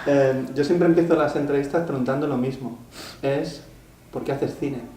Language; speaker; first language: Spanish; native; Spanish